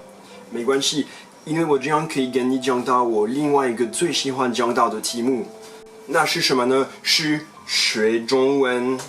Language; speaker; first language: Chinese; non-native, fluent; French